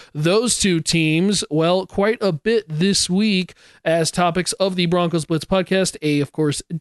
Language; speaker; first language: English; native; English